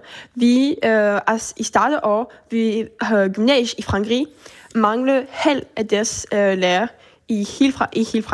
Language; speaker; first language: Danish; early bilingual, heritage; French